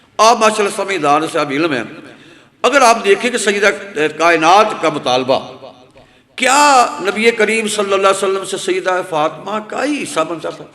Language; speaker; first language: Urdu; non-native, local second language; Punjabi